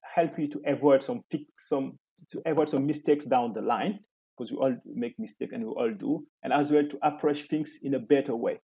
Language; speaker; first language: English; non-native, fluent; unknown